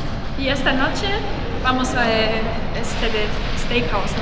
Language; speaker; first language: Spanish; non-native, learner; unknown